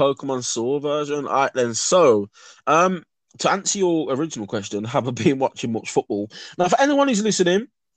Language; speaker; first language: English; native; English